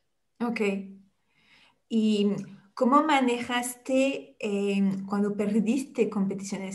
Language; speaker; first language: Spanish; non-native, fluent; French